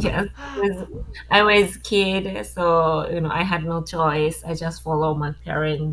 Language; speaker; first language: English; non-native, learner; Japanese